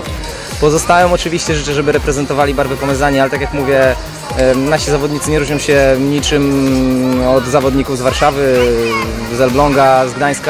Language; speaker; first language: Polish; native; Polish